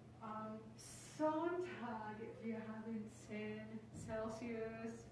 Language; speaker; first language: German; non-native, learner; English